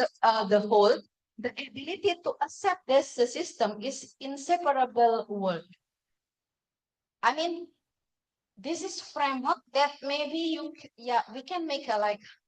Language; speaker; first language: English; non-native, fluent; Indonesian